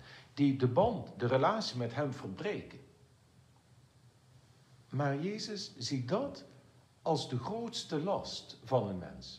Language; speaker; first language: Dutch; native; Dutch